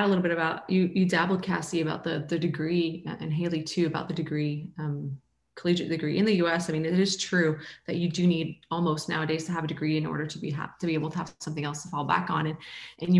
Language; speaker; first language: English; native; English